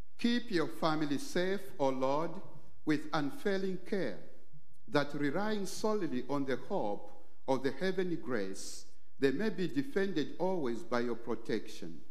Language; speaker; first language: English; non-native, local second language; Bemba